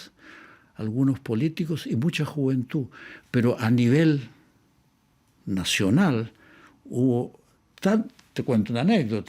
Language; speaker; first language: Spanish; native; Spanish